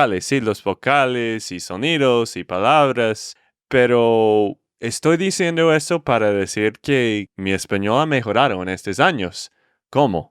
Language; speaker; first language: Spanish; non-native, fluent; English